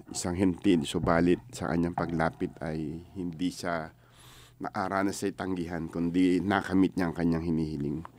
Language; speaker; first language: Filipino; native; Filipino